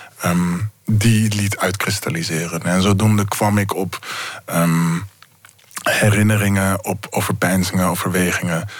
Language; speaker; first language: Dutch; native; Dutch